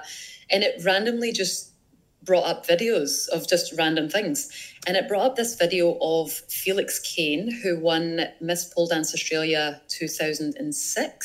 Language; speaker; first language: English; native; English